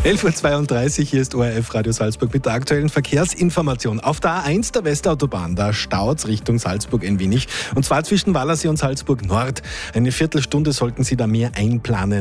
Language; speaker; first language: German; native; German